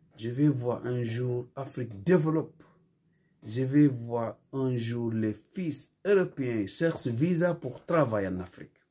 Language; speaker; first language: French; non-native, local second language; Fula